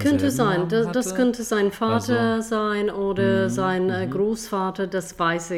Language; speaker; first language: German; non-native, fluent; Czech